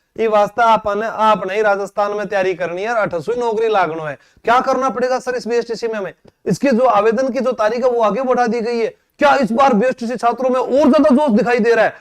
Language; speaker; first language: Hindi; native; Hindi